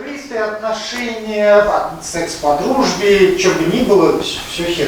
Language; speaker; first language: Russian; native; Russian